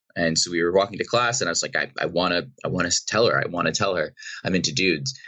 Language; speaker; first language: English; native; English